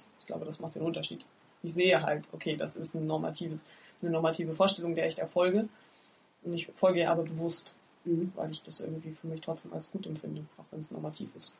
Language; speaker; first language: German; native; German